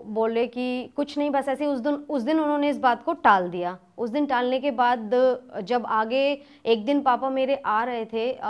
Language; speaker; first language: Hindi; native; Hindi